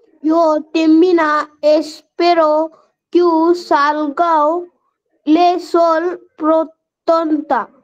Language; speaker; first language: Spanish; non-native, learner; Marathi